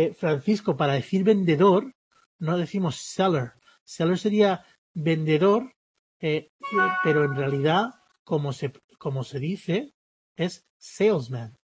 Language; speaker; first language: Spanish; early bilingual, other home language; English